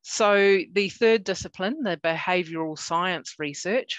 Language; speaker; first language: English; native; English